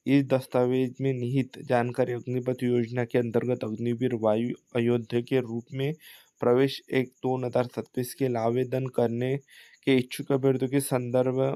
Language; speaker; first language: Hindi; non-native, local second language; Marathi